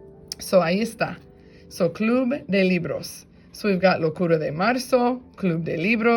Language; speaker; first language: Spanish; non-native, fluent; English